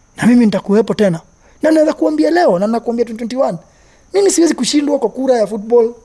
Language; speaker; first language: Swahili; native; Swahili